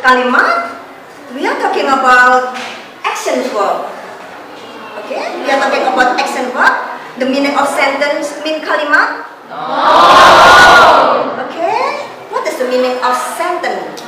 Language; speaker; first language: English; non-native, fluent; Indonesian